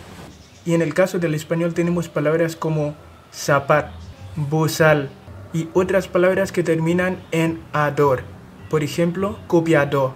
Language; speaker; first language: Spanish; non-native, fluent; Haitian Creole